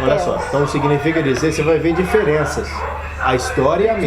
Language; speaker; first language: Portuguese; native; Portuguese